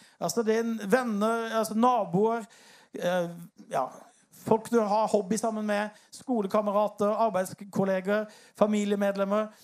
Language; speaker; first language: Norwegian; native; Norwegian